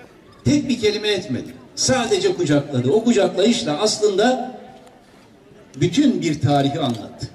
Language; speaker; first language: Turkish; native; Turkish